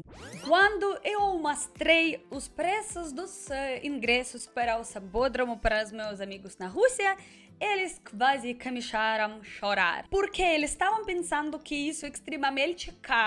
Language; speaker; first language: Portuguese; non-native, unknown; Russian